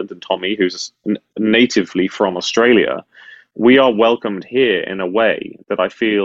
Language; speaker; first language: English; native; English